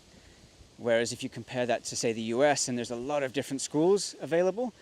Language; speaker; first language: English; native; English